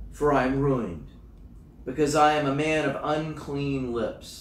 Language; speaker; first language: English; native; English